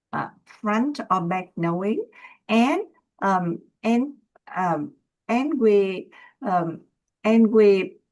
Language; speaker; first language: English; non-native, learner; Vietnamese